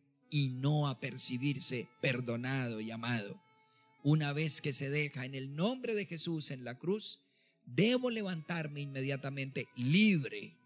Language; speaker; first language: Spanish; native; Spanish